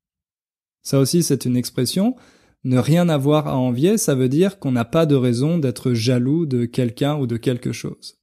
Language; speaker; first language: French; native; French